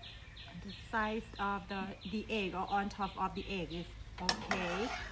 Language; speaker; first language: English; non-native, learner; Thai